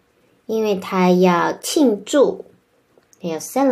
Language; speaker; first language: Chinese; native; Chinese